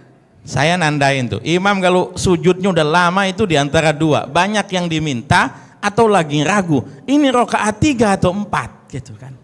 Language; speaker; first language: Indonesian; native; Indonesian